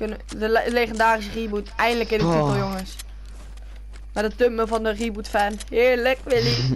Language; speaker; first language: Dutch; native; Dutch